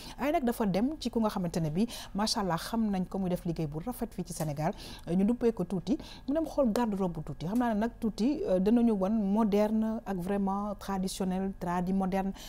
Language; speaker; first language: Wolof; native; Wolof